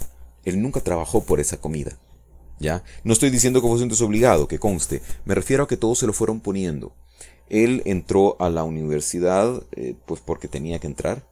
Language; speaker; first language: Spanish; native; Spanish